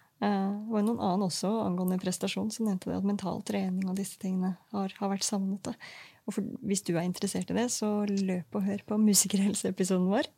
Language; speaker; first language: Norwegian; native; Norwegian